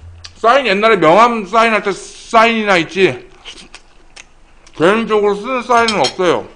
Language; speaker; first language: Korean; native; Korean